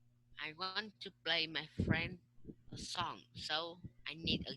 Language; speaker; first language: English; non-native, learner; Vietnamese